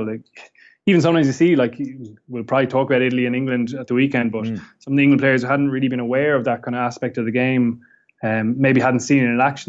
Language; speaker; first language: English; native; English